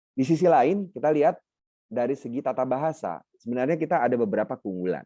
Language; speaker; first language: Indonesian; non-native, local second language; Minangkabau